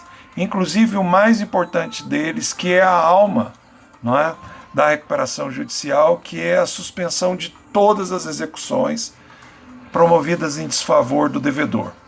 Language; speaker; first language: Portuguese; native; Portuguese